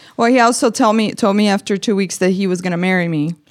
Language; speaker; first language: English; non-native, fluent; Portuguese